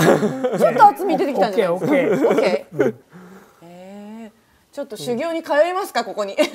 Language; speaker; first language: Japanese; native; Japanese